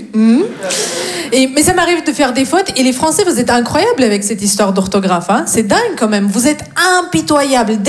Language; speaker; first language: French; non-native, fluent; Russian